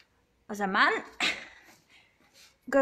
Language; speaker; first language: Turkish; non-native, learner; Serbian